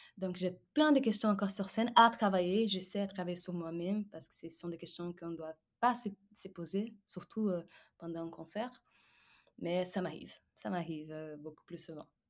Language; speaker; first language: French; non-native, fluent; Portuguese